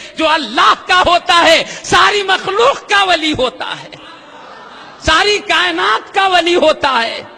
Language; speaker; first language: Urdu; native; Urdu